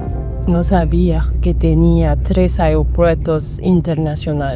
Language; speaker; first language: Spanish; non-native, learner; French